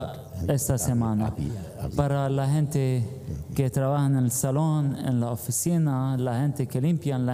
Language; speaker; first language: Spanish; non-native, learner; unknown